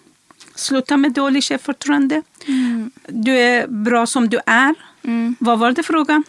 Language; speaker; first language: Swedish; non-native, fluent; Persian